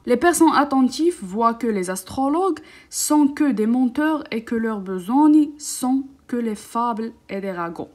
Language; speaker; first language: French; non-native, local second language; Arabic